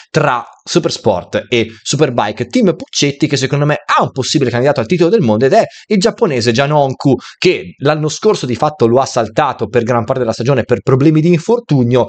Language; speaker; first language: Italian; native; Italian